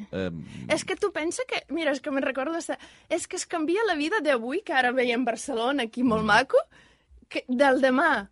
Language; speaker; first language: Catalan; non-native, fluent; Ukrainian